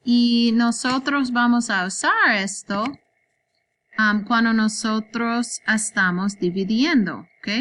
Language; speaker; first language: Spanish; non-native, learner; English